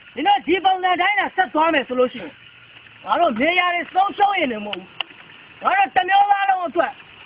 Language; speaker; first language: Burmese; native; Burmese